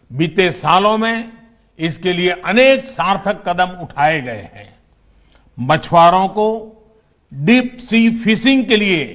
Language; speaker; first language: Hindi; non-native, local second language; Gujarati